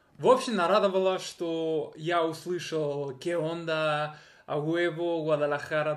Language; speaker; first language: Russian; non-native, fluent; Spanish